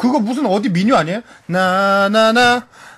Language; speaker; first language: Korean; native; Korean